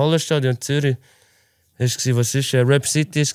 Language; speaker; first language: German; native; German